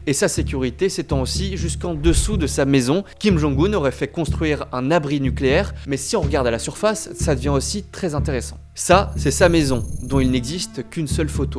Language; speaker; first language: French; native; French